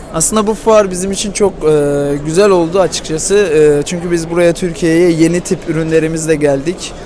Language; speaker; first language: Turkish; native; Turkish